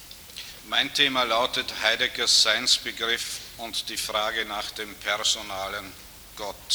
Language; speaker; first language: German; native; German